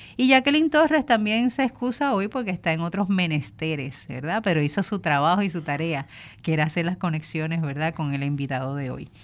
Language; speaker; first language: Spanish; native; Spanish